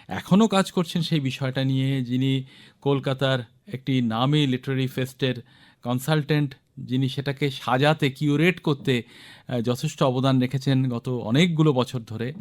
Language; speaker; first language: Bangla; native; Bangla